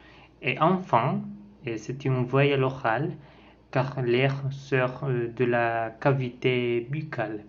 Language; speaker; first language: French; non-native, learner; Spanish